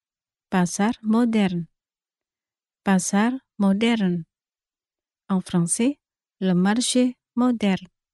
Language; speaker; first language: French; non-native, fluent; Indonesian